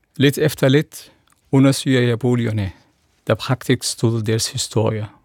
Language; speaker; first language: Danish; non-native, fluent; Kurdish